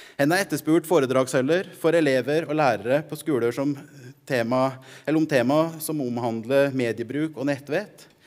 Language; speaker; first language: Norwegian; native; Norwegian